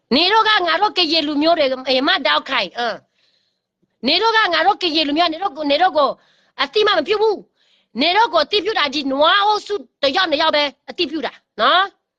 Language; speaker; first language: Burmese; non-native, local second language; S'gaw Karen